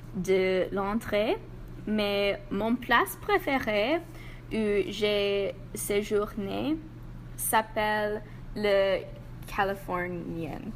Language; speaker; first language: French; non-native, learner; English